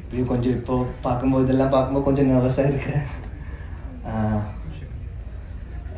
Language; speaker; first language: Tamil; non-native, learner; Malayalam